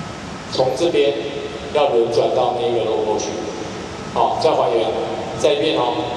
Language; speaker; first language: Chinese; native; Chinese